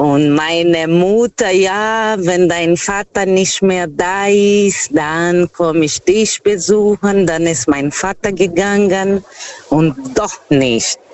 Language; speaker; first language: German; non-native, learner; Portuguese